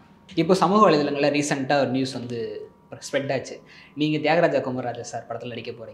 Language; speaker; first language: Tamil; native; Tamil